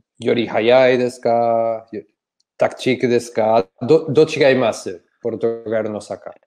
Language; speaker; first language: Japanese; non-native, learner; Portuguese